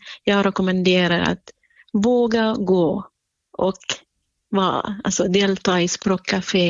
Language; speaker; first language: Swedish; non-native, fluent; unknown